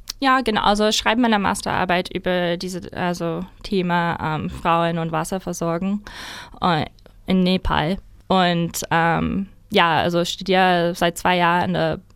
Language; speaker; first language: German; non-native, learner; English